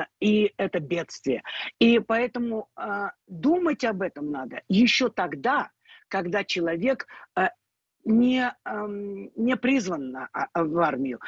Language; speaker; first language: Russian; non-native, local second language; Ukrainian